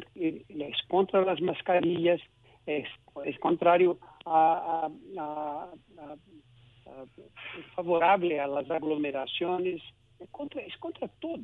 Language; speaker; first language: Spanish; non-native, local second language; Portuguese